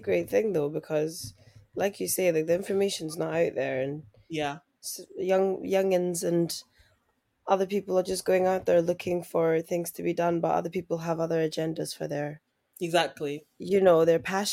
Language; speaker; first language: English; native; English